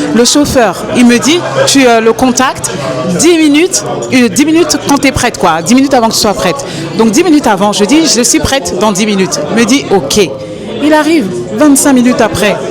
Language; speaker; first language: French; native; French